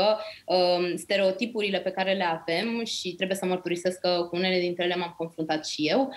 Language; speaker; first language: Romanian; native; Romanian